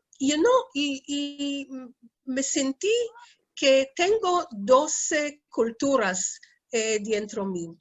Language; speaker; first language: Spanish; early bilingual, heritage; Ladino